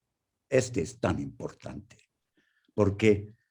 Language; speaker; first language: Spanish; non-native, fluent; English